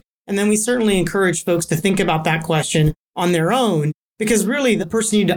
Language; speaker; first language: English; native; English